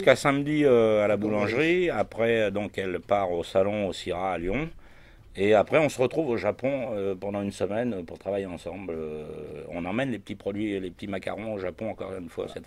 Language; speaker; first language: French; native; French